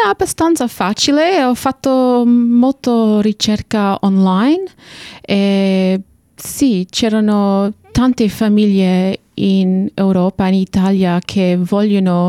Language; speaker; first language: Italian; non-native, fluent; English